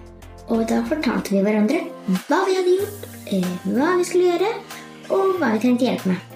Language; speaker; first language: Norwegian; early bilingual, heritage; Norwegian